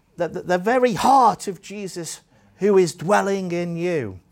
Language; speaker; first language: English; native; English